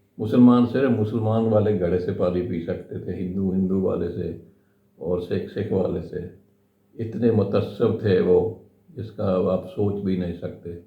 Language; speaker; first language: Urdu; non-native, local second language; Punjabi